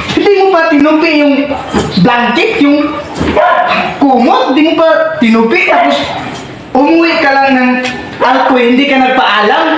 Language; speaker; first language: Filipino; non-native, local second language; Cebuano